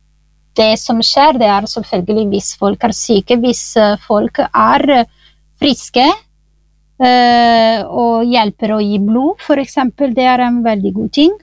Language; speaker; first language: Norwegian; non-native, fluent; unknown